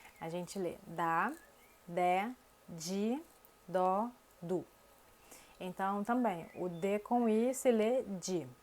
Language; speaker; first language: Portuguese; native; Portuguese